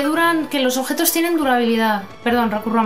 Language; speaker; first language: Spanish; native; Spanish